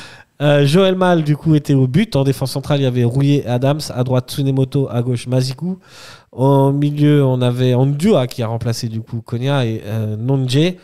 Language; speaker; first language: French; native; French